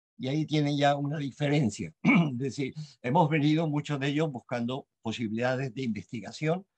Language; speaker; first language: Spanish; native; Spanish